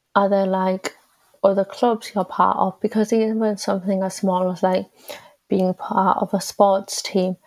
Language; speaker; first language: English; native; English